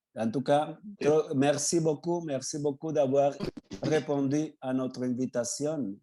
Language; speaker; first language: French; non-native, fluent; Spanish